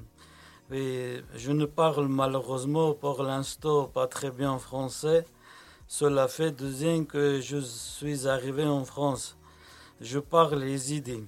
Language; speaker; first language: French; non-native, learner; Kurdish